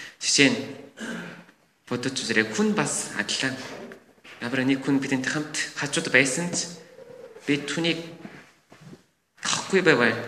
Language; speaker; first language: Mongolian; non-native, fluent; Korean